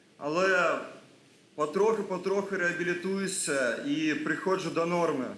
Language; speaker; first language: Ukrainian; non-native, local second language; Russian